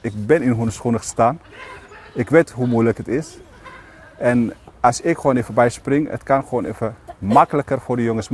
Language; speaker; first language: Dutch; non-native, fluent; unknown